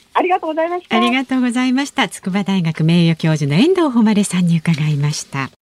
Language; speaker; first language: Japanese; early bilingual, other home language; Chinese